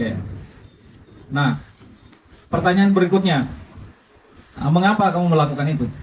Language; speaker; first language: Indonesian; native; Indonesian